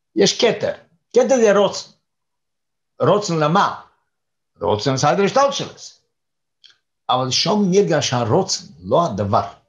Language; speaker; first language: Hebrew; non-native, fluent; English